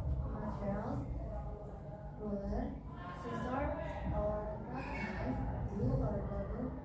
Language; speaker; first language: English; non-native, learner; Indonesian